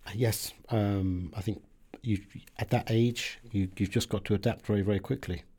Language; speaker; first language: English; early bilingual, other home language; Persian